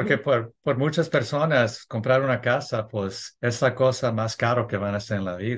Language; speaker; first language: Spanish; early bilingual, heritage; English